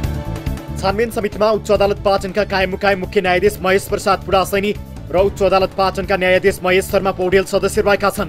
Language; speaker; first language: Nepali; native; Nepali